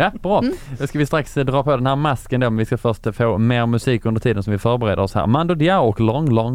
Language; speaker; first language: Swedish; native; Swedish